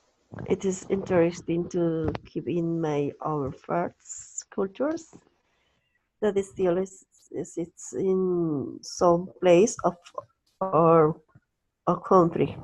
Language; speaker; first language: English; non-native, learner; Spanish